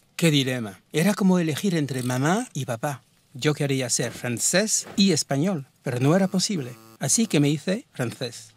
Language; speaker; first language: Spanish; early bilingual, heritage; Spanish